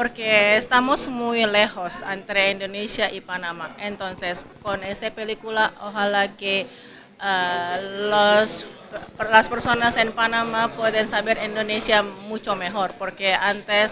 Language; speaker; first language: Spanish; non-native, learner; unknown